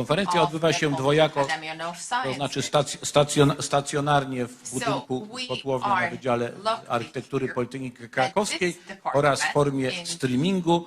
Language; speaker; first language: Polish; native; Polish